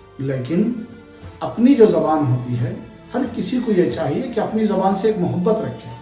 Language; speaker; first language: Urdu; native; Urdu